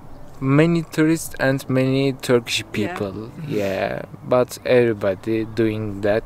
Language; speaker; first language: English; non-native, learner; Turkish